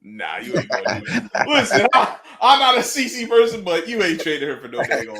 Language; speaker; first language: English; native; English